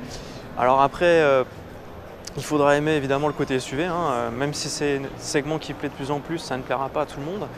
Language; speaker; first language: French; native; French